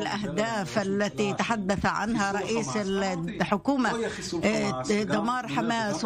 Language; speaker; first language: Arabic; non-native, fluent; Hebrew